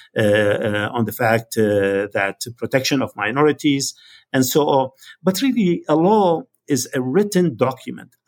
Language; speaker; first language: English; non-native, fluent; Arabic